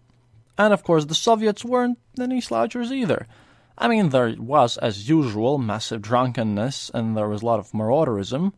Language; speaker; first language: English; non-native, fluent; Latvian